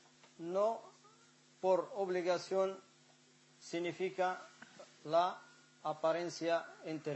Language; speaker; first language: Spanish; non-native, fluent; Arabic